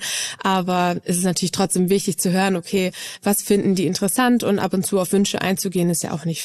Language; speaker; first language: German; native; German